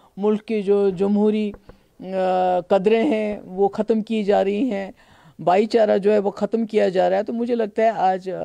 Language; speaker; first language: Hindi; non-native, local second language; Kashmiri